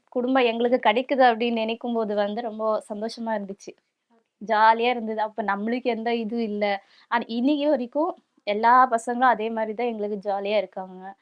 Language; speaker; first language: Tamil; non-native, local second language; Kannada